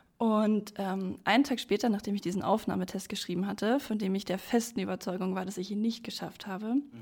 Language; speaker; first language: German; native; German